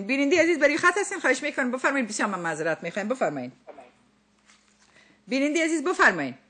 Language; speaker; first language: Persian; native; Persian